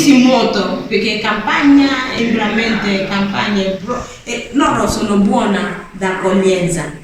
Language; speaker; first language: Italian; non-native, learner; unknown